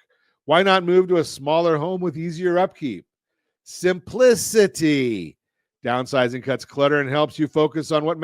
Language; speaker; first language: English; native; English